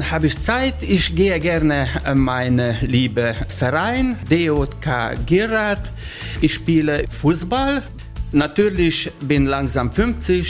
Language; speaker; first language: German; non-native, learner; Hungarian